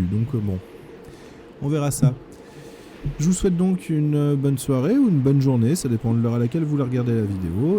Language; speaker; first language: French; native; French